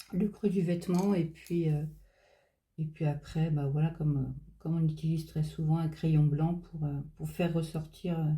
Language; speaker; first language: French; native; French